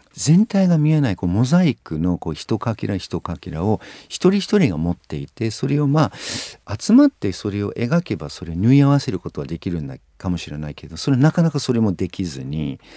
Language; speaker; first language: Japanese; non-native, fluent; English